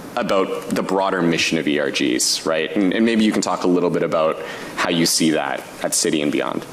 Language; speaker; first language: English; native; English